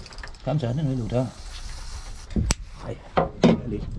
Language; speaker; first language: Danish; native; Danish